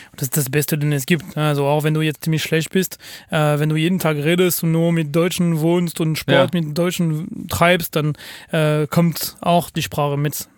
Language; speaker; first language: German; non-native, fluent; French